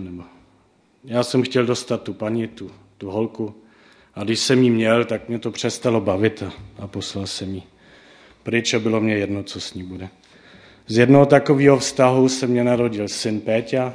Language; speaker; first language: Czech; non-native, fluent; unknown